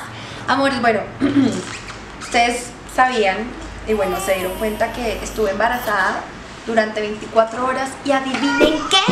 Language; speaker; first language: Spanish; native; Spanish